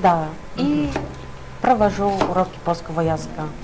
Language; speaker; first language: Russian; non-native, fluent; Polish